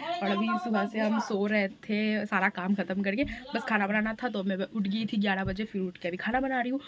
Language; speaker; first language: Hindi; non-native, local second language; Bangla